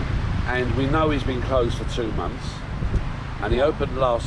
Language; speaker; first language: English; native; English